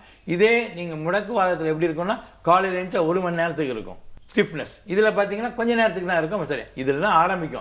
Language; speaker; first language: Tamil; native; Tamil